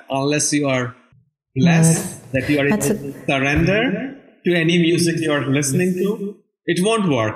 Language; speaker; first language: English; non-native, local second language; Bangla